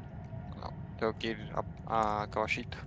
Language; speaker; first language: Spanish; native; Spanish